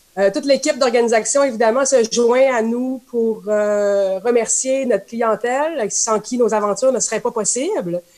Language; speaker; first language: French; native; French